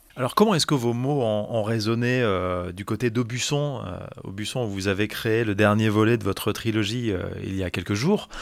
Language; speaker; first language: French; native; French